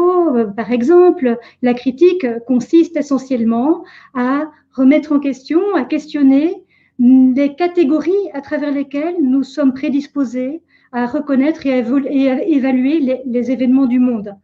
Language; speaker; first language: French; native; French